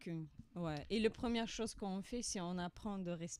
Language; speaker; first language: French; non-native, learner; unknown